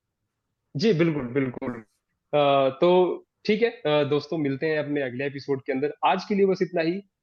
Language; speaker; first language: Hindi; native; Hindi